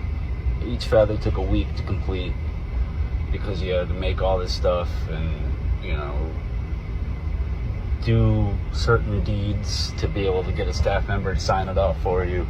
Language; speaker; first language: English; native; English